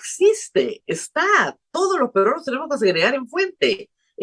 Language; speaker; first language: Spanish; native; Spanish